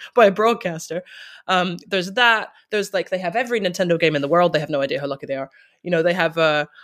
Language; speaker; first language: English; native; English